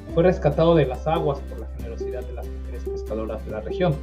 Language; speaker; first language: Spanish; native; Spanish